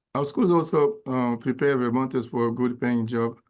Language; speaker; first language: English; non-native, fluent; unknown